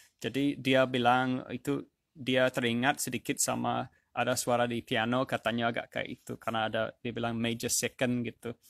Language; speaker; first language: Indonesian; non-native, fluent; English